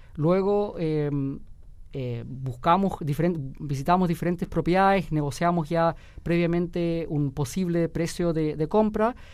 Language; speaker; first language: Spanish; early bilingual, heritage; Spanish